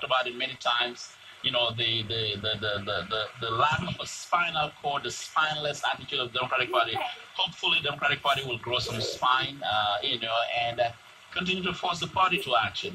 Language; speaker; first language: English; native; English